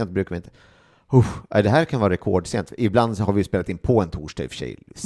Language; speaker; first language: Swedish; native; Swedish